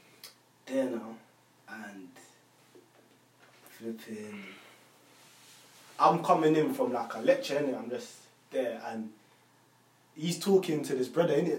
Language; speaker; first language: English; native; English